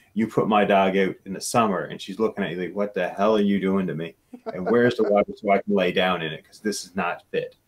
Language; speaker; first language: English; native; English